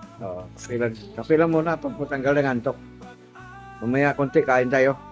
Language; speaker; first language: Filipino; non-native, local second language; Cebuano